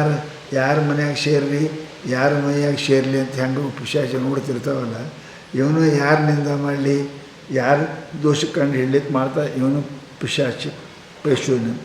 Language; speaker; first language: Kannada; native; Kannada